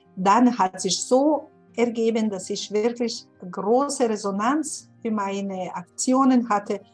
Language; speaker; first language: German; non-native, fluent; Bosnian